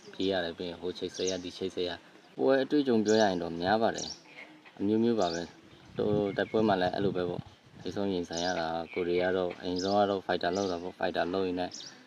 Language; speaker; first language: Burmese; native; Burmese